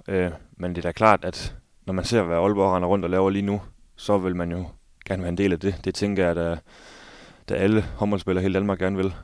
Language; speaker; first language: Danish; native; Danish